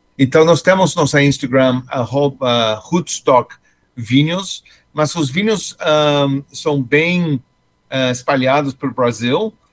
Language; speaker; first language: Portuguese; non-native, fluent; English